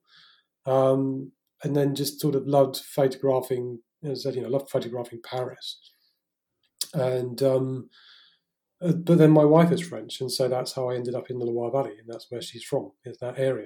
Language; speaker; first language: English; native; English